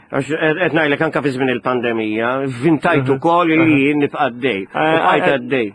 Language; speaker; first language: Maltese; native; Maltese